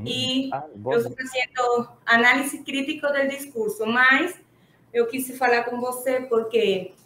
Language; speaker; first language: Portuguese; non-native, fluent; Spanish